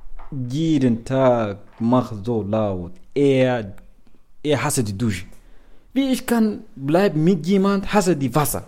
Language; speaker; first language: German; non-native, learner; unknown